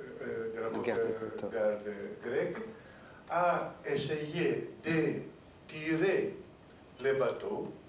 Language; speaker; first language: French; non-native, fluent; Greek